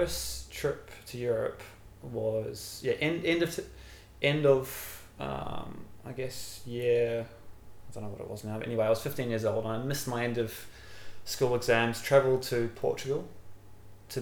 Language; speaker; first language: English; native; English